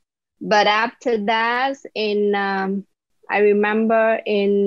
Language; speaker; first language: English; non-native, learner; Vietnamese